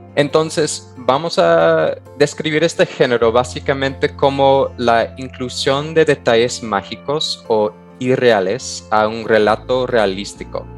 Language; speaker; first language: Spanish; non-native, fluent; English